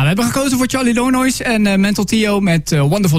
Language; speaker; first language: Dutch; native; Dutch